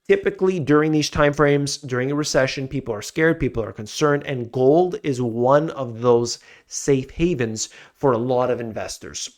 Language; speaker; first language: English; native; English